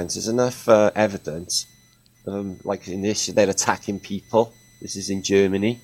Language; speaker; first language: English; native; English